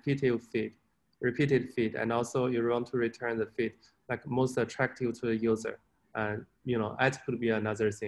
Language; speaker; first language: English; non-native, fluent; Chinese